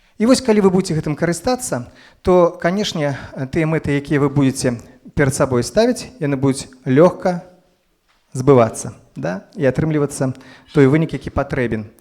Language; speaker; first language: Belarusian; non-native, local second language; Russian